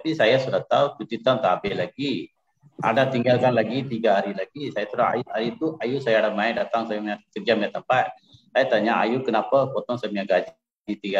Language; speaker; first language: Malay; non-native, local second language; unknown